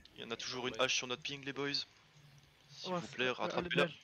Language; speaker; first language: French; native; French